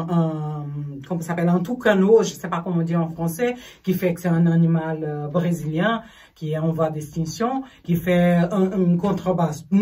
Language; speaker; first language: French; non-native, fluent; Portuguese